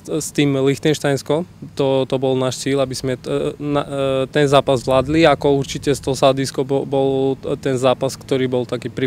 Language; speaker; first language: Slovak; non-native, fluent; Macedonian